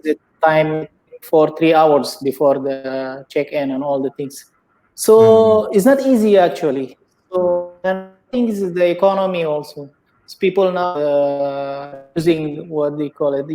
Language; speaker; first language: English; non-native, learner; Indonesian